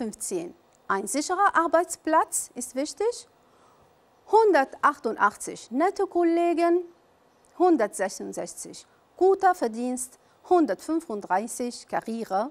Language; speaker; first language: German; non-native, fluent; Arabic